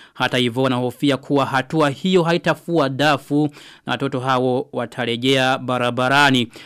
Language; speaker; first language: Swahili; non-native, local second language; Rundi